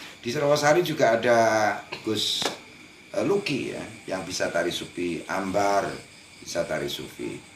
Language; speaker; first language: Indonesian; non-native, local second language; Javanese